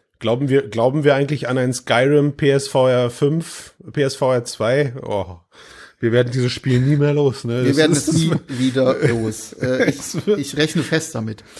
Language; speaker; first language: German; native; German